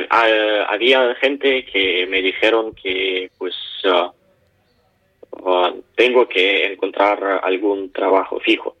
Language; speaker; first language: Spanish; non-native, learner; Ukrainian